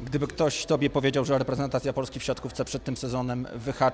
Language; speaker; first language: Polish; native; Polish